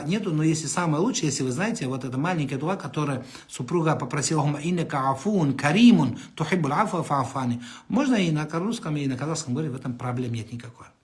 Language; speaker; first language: Russian; non-native, local second language; Kazakh